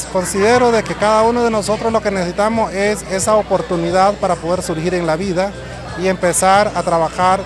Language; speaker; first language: Spanish; non-native, local second language; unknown